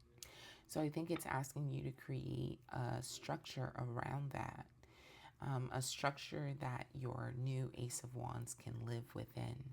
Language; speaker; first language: English; native; English